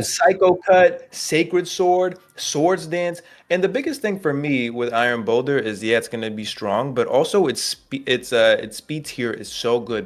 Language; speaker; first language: English; native; English